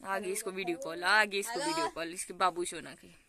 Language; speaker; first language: Hindi; non-native, local second language; Pahari-Potwari